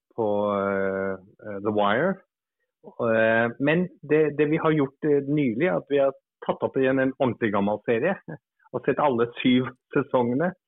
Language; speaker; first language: Norwegian; early bilingual, other home language; English